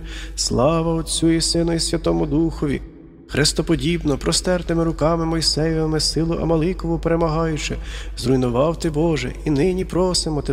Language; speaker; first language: Ukrainian; native; Ukrainian